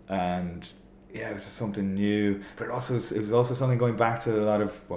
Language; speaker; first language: English; native; English